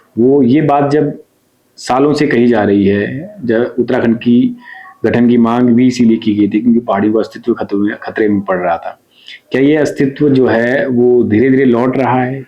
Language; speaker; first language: Hindi; native; Hindi